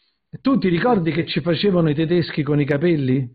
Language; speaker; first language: Italian; native; Italian